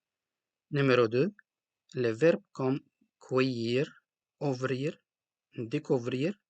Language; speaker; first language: French; non-native, local second language; Arabic